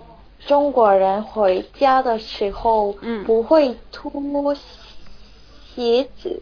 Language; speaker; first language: Chinese; non-native, learner; Korean